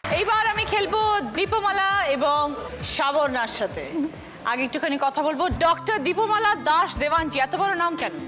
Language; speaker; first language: Bangla; native; Bangla